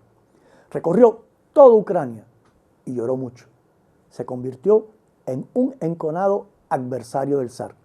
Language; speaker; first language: Spanish; native; Spanish